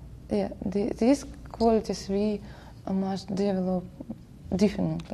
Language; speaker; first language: English; non-native, learner; Russian